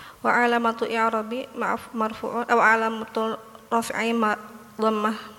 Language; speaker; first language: Arabic; non-native, learner; Indonesian